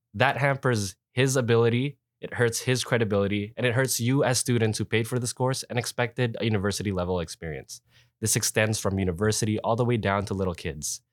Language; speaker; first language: English; early bilingual, other home language; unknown